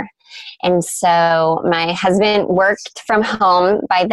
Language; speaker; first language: English; native; English